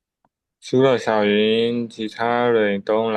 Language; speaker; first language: Chinese; non-native, learner; Burmese